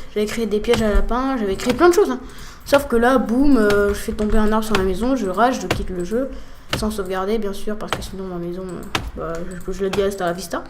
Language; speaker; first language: French; native; French